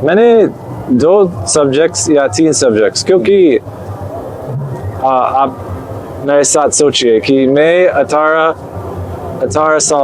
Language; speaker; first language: Hindi; non-native, learner; English